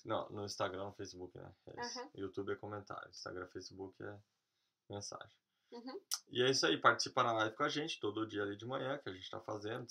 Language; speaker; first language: Portuguese; native; Portuguese